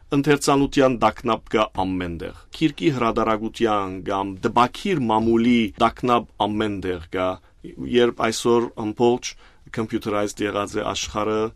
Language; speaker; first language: Armenian; early bilingual, heritage; Armenian